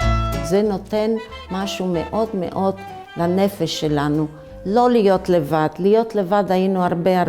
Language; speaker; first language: Hebrew; early bilingual, other home language; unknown